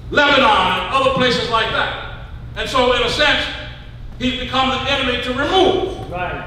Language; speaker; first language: English; native; English